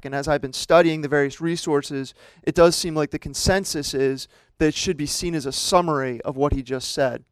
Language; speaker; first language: English; native; English